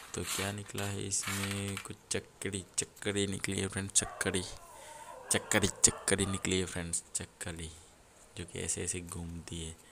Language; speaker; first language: Hindi; native; Hindi